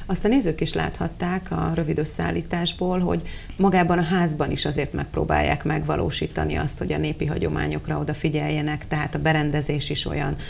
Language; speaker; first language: Hungarian; native; Hungarian